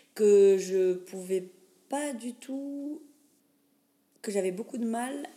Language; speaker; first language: French; native; French